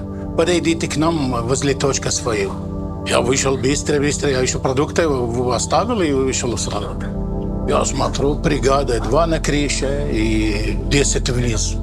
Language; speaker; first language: Russian; non-native, learner; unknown